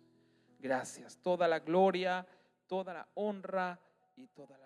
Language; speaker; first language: Spanish; native; Spanish